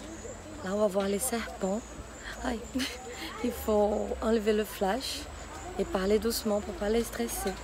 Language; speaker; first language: French; non-native, fluent; Portuguese